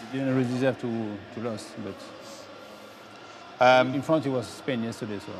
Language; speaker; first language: English; non-native, fluent; French